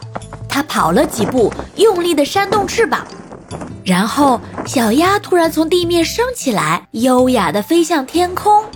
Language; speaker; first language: Chinese; native; Chinese